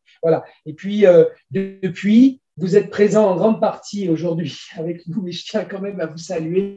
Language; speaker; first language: French; native; French